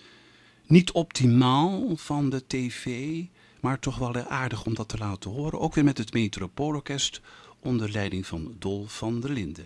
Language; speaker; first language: Dutch; native; Dutch